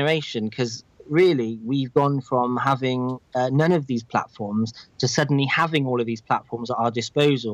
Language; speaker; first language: English; native; English